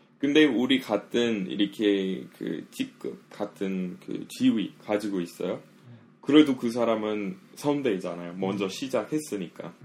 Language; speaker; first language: Korean; non-native, fluent; English